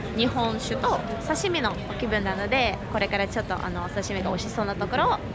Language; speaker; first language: Japanese; non-native, fluent; Russian